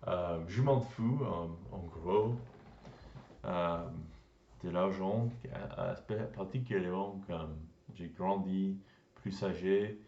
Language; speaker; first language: French; non-native, learner; English